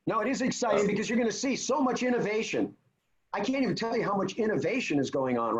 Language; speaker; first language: English; native; English